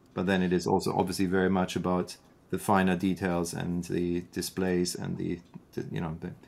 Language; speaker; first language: English; non-native, fluent; German